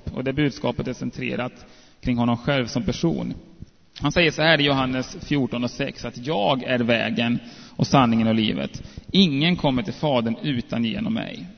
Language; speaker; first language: Swedish; native; Swedish